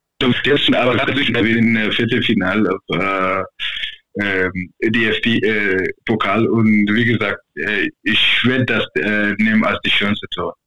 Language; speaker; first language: German; non-native, fluent; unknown